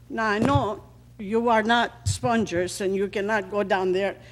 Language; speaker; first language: English; non-native, fluent; Greek